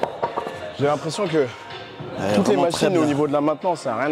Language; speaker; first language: French; native; French